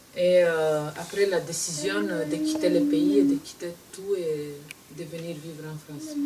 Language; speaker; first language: French; non-native, fluent; Romanian